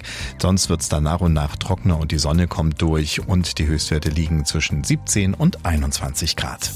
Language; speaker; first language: German; native; German